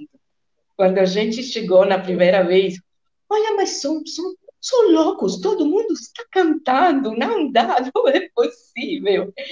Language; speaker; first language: Portuguese; non-native, fluent; Italian